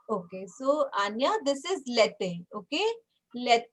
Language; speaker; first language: French; non-native, fluent; Hindi